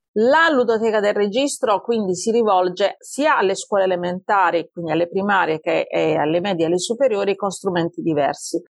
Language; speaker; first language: Italian; native; Italian